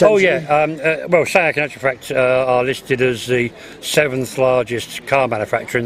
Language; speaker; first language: English; native; English